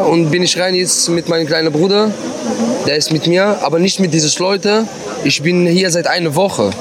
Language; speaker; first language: German; non-native, fluent; Arabic